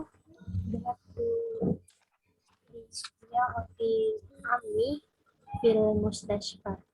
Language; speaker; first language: Arabic; non-native, learner; Indonesian